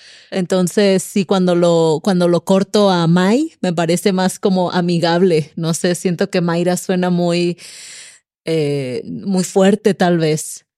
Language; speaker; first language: Spanish; native; Spanish